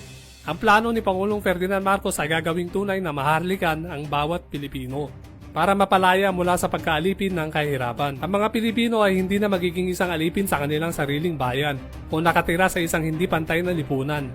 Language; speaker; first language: Filipino; native; Filipino